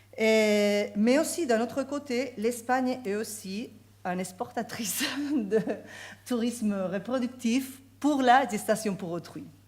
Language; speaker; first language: French; non-native, fluent; Spanish